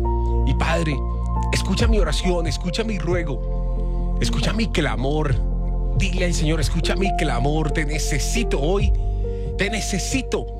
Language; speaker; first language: Spanish; native; Spanish